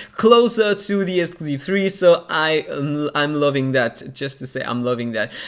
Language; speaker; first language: English; non-native, fluent; French